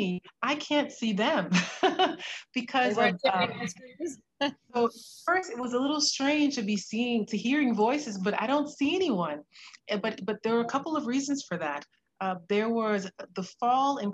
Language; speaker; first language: English; native; English